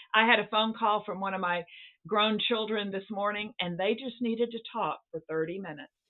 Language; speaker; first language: English; native; English